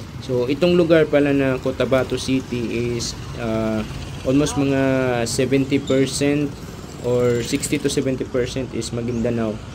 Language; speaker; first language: Filipino; non-native, local second language; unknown